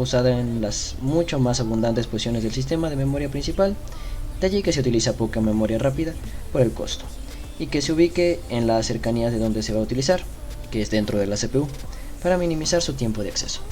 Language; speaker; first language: Spanish; native; Spanish